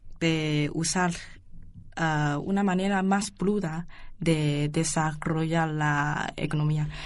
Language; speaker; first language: Spanish; non-native, learner; Chinese